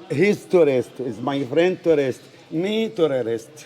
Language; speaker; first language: English; non-native, learner; Arabic